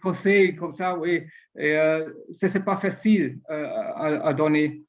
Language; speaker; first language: French; non-native, learner; German